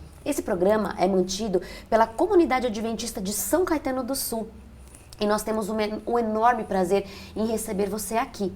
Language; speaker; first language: Portuguese; native; Portuguese